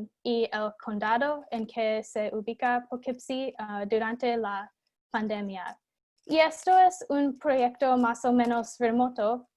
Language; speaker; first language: Spanish; non-native, fluent; English